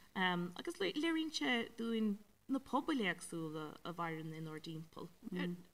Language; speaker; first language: Irish; native; Irish